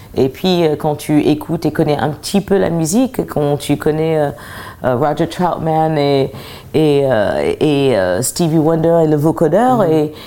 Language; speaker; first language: French; early bilingual, other home language; English